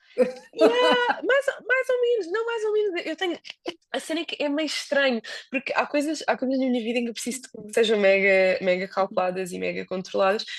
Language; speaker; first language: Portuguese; native; Portuguese